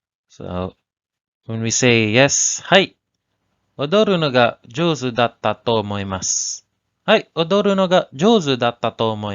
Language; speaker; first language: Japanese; non-native, learner; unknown